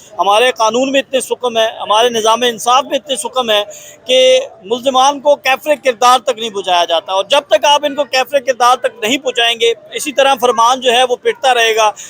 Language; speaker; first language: Urdu; native; Urdu